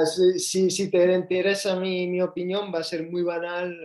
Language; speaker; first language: Spanish; early bilingual, heritage; Spanish